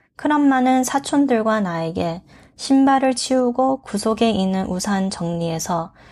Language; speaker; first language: Korean; early bilingual, heritage; Korean